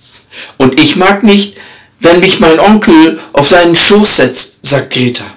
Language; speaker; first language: German; native; German